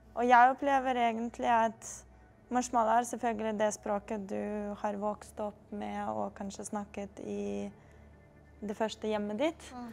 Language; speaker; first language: Norwegian; non-native, fluent; Russian